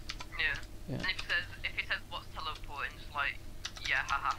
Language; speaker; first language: English; native; English